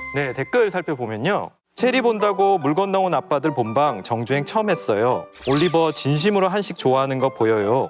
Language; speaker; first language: Korean; native; Korean